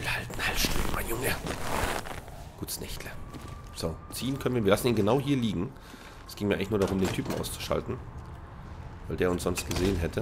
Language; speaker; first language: German; native; German